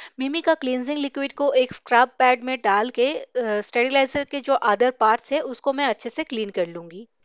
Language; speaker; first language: Hindi; native; Hindi